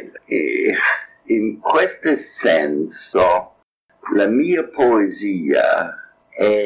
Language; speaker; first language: Italian; non-native, fluent; English